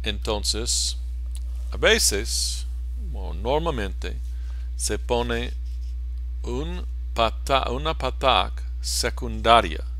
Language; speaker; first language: Spanish; non-native, fluent; English